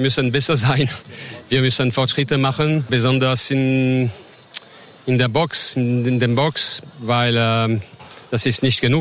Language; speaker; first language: German; non-native, learner; French